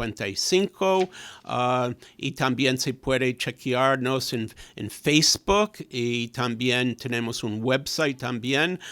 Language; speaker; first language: Spanish; non-native, fluent; English